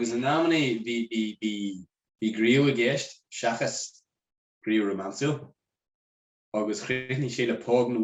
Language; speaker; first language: Irish; non-native, local second language; English